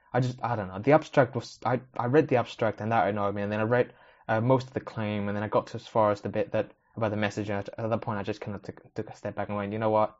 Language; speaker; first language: English; early bilingual, other home language; Spanish